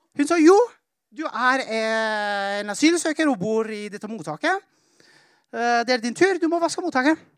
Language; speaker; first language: Norwegian; non-native, fluent; Persian